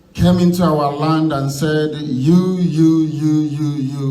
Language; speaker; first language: English; non-native, local second language; Igbo